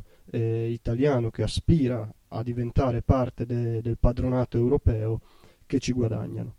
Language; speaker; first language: Italian; native; Italian